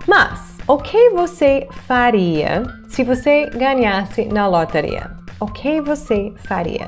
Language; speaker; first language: Portuguese; non-native, fluent; English